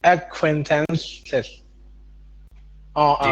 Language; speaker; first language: English; non-native, learner; Thai